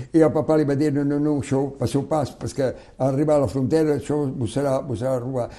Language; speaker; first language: Catalan; non-native, local second language; French